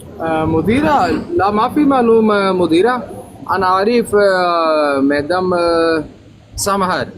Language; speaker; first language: Arabic; non-native, learner; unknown